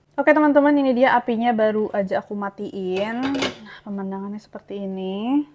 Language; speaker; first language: Indonesian; native; Indonesian